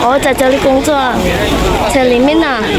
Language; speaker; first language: Chinese; non-native, learner; Indonesian